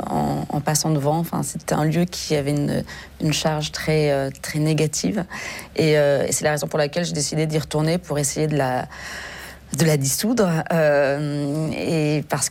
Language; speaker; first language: French; native; French